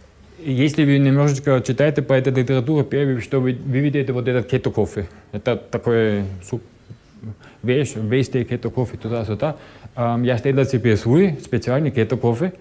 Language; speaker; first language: Russian; non-native, learner; German